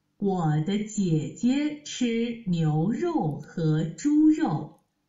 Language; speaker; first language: Chinese; non-native, learner; Vietnamese